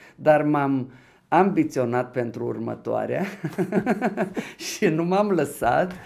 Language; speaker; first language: Romanian; non-native, local second language; Ukrainian